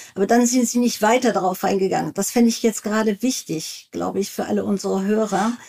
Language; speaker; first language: German; non-native, fluent; French